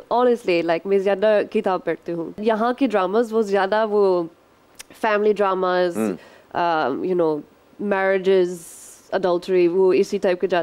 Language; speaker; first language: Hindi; non-native, learner; English